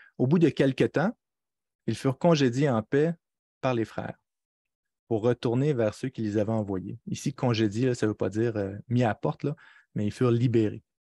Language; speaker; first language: French; native; French